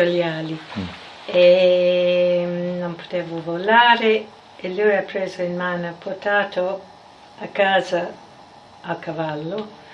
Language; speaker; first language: Italian; non-native, fluent; English